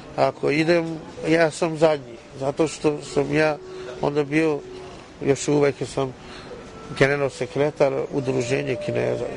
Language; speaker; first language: Serbian; non-native, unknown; Chinese